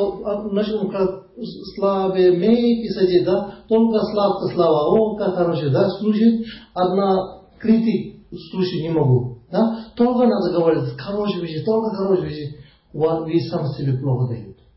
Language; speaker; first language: Russian; non-native, learner; Tibetan